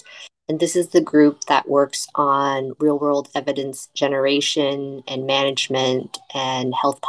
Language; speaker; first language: English; native; English